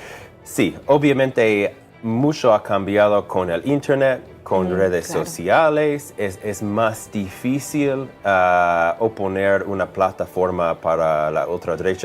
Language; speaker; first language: Spanish; non-native, fluent; English